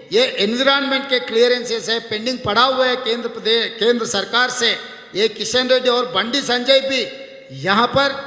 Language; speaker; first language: Hindi; non-native, local second language; Telugu